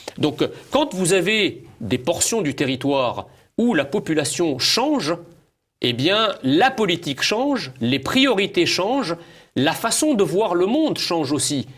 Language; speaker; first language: French; early bilingual, other home language; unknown